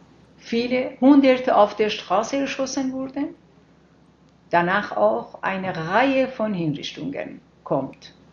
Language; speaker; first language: German; non-native, fluent; Persian